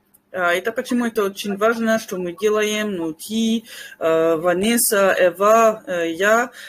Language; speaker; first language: Russian; non-native, fluent; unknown